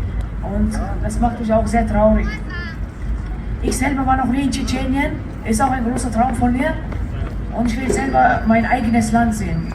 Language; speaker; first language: German; early bilingual, other home language; Chechen